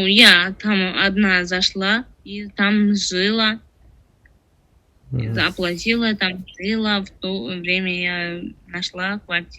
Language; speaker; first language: Russian; non-native, learner; Tajik